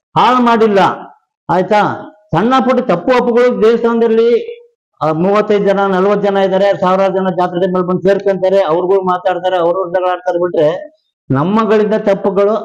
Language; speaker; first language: Kannada; native; Kannada